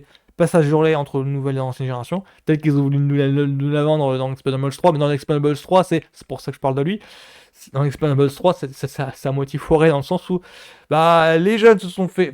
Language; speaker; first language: French; native; French